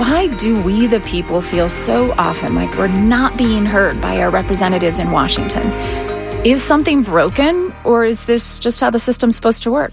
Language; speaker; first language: English; native; English